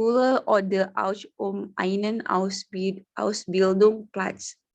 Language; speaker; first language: German; non-native, learner; Indonesian